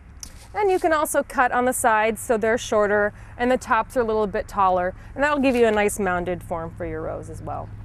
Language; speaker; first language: English; native; English